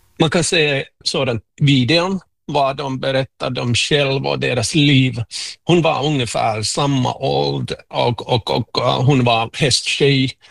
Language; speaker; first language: Swedish; non-native, local second language; Finnish